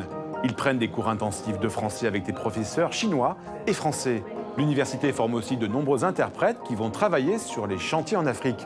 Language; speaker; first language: French; native; French